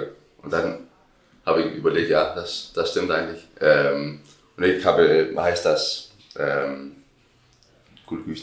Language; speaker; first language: German; non-native, learner; Danish